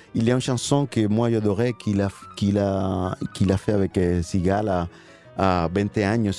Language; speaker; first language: French; non-native, learner; Spanish